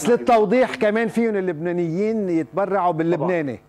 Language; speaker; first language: Arabic; native; Arabic